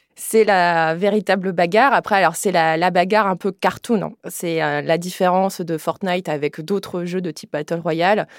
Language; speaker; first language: French; native; French